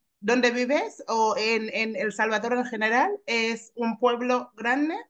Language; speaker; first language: Spanish; non-native, fluent; English